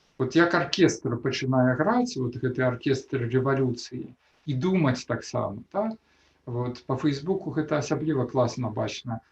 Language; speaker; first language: Belarusian; non-native, local second language; Russian